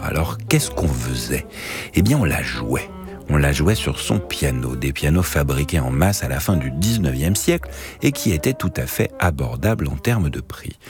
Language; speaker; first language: French; native; French